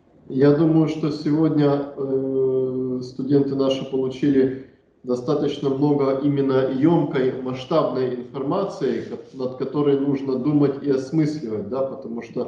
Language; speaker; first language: Russian; native; Russian